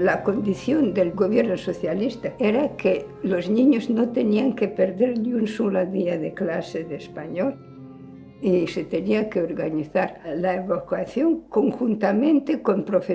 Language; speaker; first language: Spanish; early bilingual, heritage; Spanish